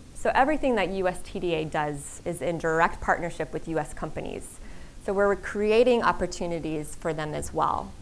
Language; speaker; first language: English; native; English